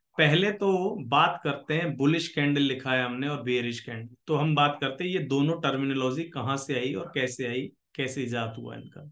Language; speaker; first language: Hindi; native; Hindi